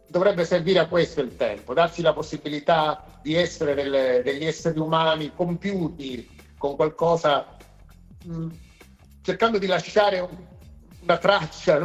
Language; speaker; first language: Italian; native; Italian